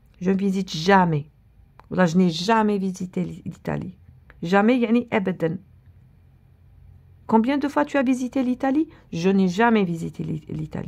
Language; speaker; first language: French; non-native, local second language; Arabic